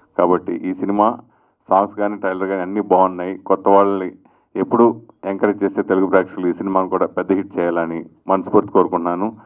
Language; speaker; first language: Telugu; native; Telugu